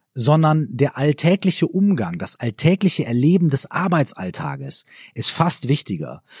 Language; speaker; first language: German; native; German